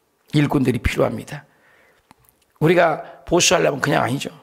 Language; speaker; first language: Korean; native; Korean